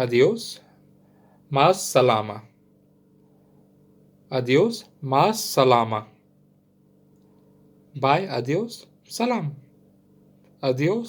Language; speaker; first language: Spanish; non-native, learner; Sindhi